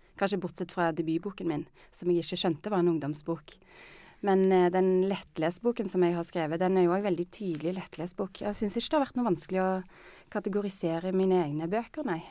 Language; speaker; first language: Norwegian; native; Norwegian